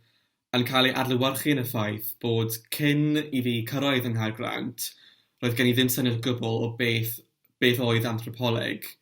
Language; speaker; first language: Welsh; non-native, local second language; English